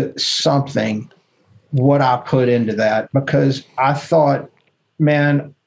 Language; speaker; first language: English; native; English